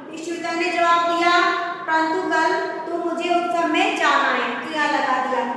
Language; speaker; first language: Hindi; native; Hindi